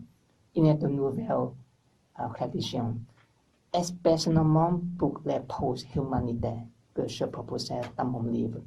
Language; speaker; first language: French; non-native, learner; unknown